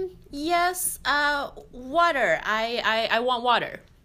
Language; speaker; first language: English; non-native, fluent; Chinese